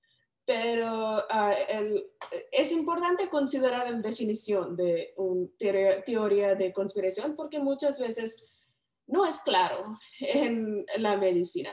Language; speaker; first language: Spanish; non-native, learner; English